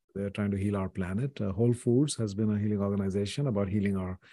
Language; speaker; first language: English; non-native, local second language; Hindi